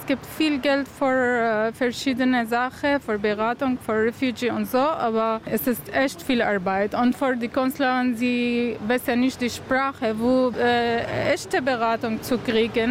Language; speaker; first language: German; non-native, learner; Arabic